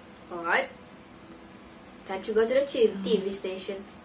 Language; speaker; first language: English; non-native, fluent; Indonesian